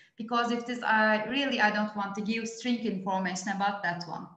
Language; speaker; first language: English; non-native, fluent; Turkish